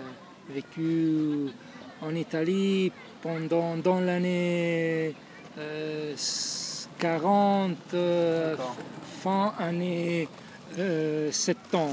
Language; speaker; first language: French; non-native, fluent; Italian